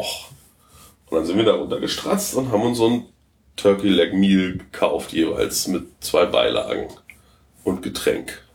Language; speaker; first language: German; native; German